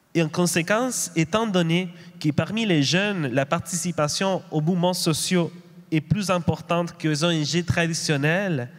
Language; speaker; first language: French; non-native, fluent; Spanish